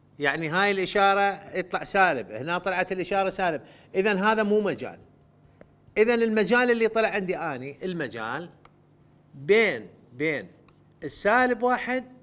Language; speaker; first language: Arabic; non-native, local second language; Central Kurdish